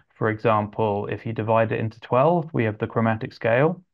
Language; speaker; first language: English; native; English